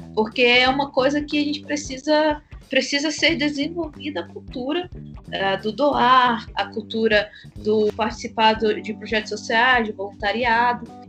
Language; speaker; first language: Portuguese; native; Portuguese